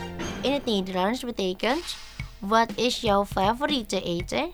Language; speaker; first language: Dutch; non-native, learner; Indonesian